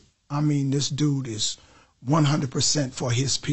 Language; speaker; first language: English; native; English